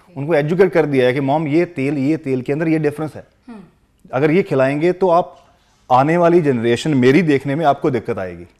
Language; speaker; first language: Hindi; non-native, local second language; Punjabi